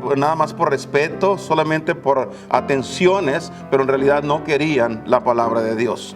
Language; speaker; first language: Spanish; native; Spanish